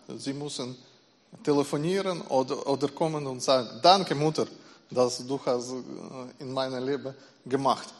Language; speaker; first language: German; non-native, learner; Ukrainian